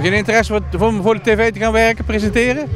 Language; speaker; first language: Dutch; native; Dutch